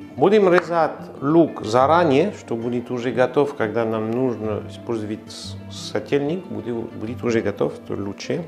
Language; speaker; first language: Russian; non-native, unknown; French